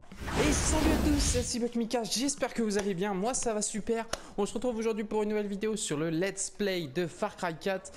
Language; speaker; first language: French; native; French